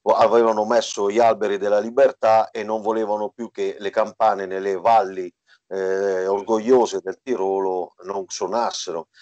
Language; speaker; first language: Italian; native; Italian